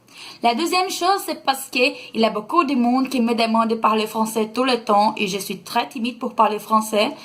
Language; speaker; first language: French; non-native, learner; Portuguese